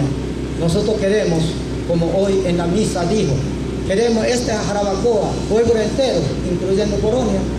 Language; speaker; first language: Spanish; non-native, learner; Japanese